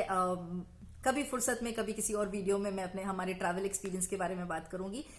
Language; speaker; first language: Hindi; native; Hindi